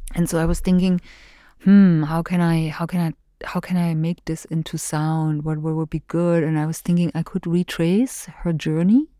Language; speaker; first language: English; non-native, fluent; German